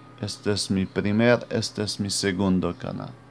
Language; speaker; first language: Spanish; non-native, fluent; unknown